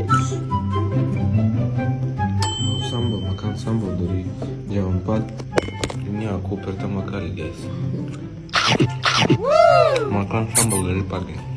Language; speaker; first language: Indonesian; non-native, learner; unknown